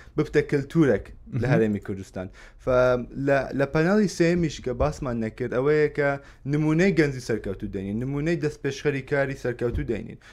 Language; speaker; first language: Central Kurdish; native; Central Kurdish